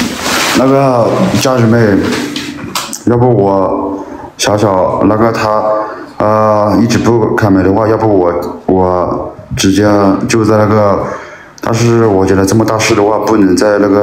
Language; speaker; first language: Chinese; non-native, local second language; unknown